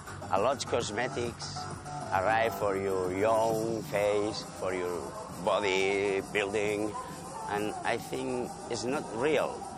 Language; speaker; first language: English; non-native, learner; Spanish